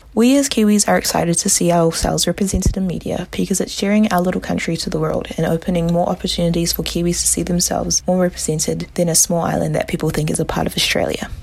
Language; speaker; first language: English; native; English